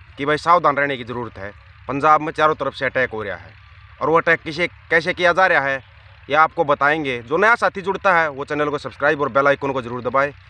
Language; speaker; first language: Hindi; non-native, local second language; Punjabi